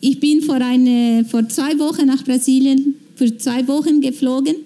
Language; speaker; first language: German; non-native, fluent; Portuguese